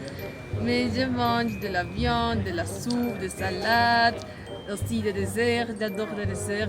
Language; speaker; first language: French; non-native, learner; Spanish